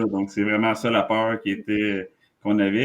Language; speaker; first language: French; native; French